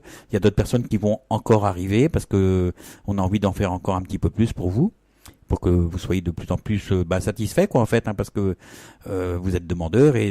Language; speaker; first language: French; native; French